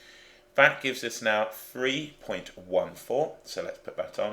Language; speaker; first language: English; native; English